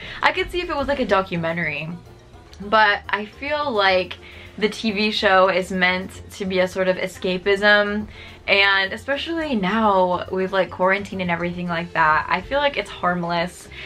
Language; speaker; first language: English; native; English